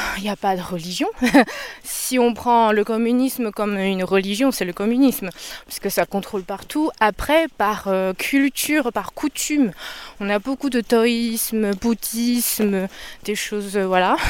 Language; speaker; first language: French; non-native, fluent; Chinese